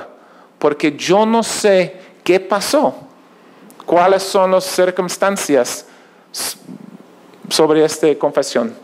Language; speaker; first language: Spanish; non-native, learner; English